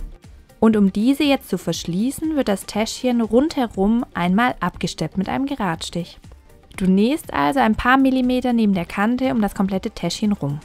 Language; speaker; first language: German; native; German